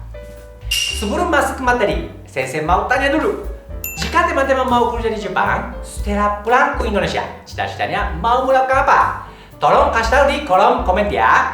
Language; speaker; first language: Indonesian; non-native, fluent; Japanese